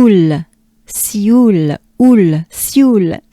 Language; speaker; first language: French; native; French